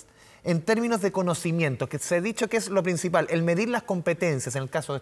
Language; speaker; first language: Spanish; native; Spanish